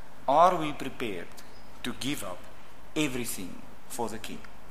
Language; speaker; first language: English; non-native, local second language; Afrikaans